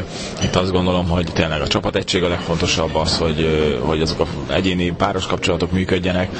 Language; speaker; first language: Hungarian; native; Hungarian